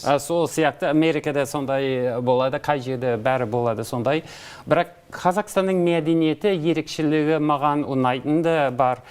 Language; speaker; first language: Kazakh; non-native, learner; English